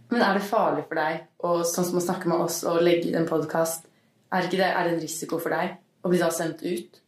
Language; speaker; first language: Norwegian; native; Norwegian